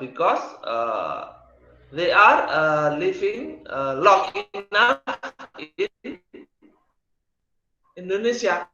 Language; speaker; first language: English; non-native, learner; Indonesian